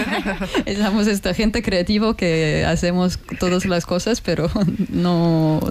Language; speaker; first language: Spanish; non-native, fluent; Russian